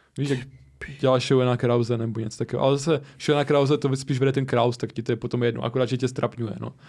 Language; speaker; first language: Czech; native; Czech